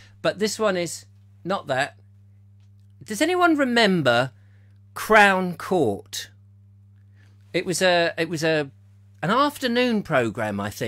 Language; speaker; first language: English; native; English